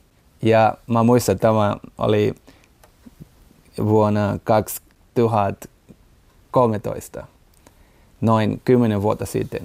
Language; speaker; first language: Finnish; non-native, learner; Portuguese